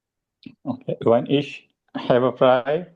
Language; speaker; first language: German; non-native, learner; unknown